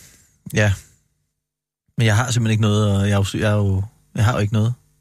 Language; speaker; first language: Danish; native; Danish